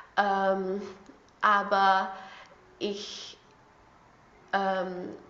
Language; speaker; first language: German; non-native, learner; English